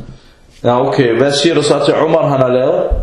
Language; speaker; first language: Danish; early bilingual, other home language; Arabic